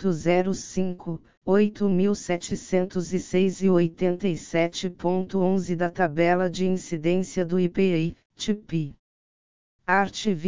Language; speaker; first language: Portuguese; native; Portuguese